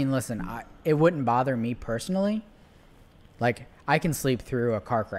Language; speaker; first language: English; native; English